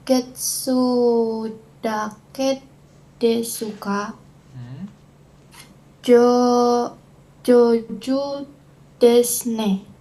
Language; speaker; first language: Japanese; non-native, learner; Indonesian